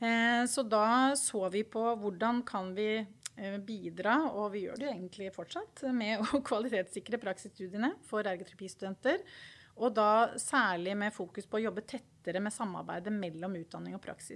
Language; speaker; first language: Norwegian; native; Norwegian